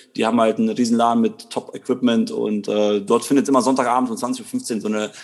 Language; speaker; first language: German; native; German